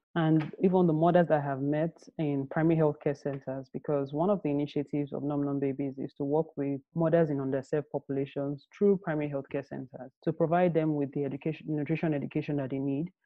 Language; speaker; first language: English; non-native, local second language; Yoruba